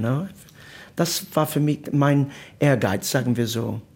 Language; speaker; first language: German; non-native, learner; Italian